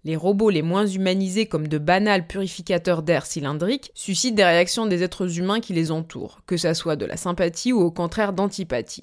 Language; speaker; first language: French; native; French